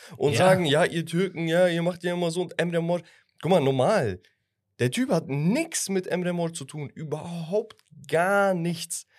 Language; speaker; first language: German; early bilingual, other home language; Turkish